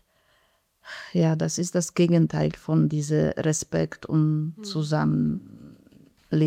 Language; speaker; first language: German; non-native, fluent; Polish